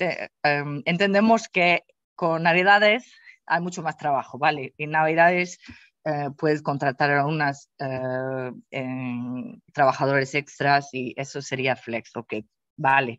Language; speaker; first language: Spanish; non-native, fluent; Dutch